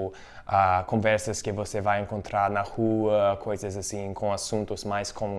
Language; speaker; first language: Portuguese; non-native, fluent; English